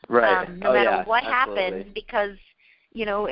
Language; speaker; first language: English; native; English